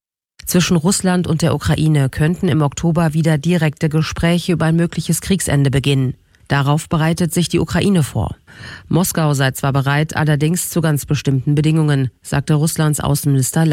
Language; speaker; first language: German; native; German